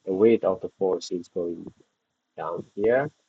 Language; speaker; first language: English; non-native, fluent; Indonesian